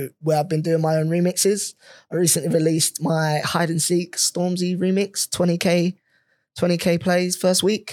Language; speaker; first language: English; native; English